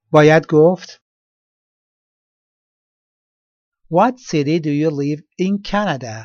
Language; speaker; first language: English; non-native, learner; Persian